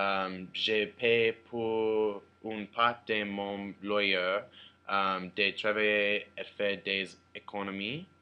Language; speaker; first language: French; non-native, learner; English